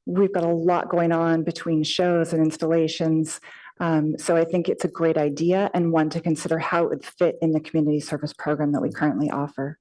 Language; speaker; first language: English; native; English